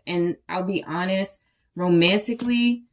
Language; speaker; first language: English; native; English